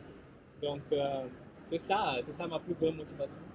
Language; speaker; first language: French; non-native, fluent; Portuguese